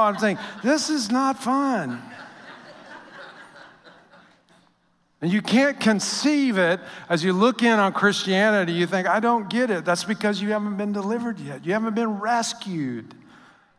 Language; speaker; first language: English; native; English